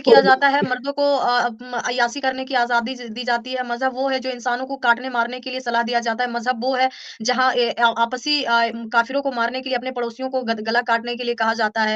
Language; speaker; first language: Hindi; native; Hindi